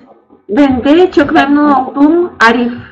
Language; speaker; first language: Turkish; non-native, learner; Russian